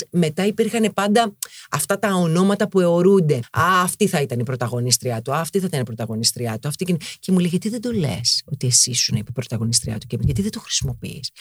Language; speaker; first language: Greek; native; Greek